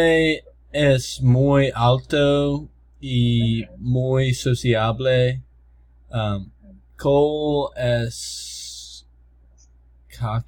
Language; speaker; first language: Spanish; non-native, learner; English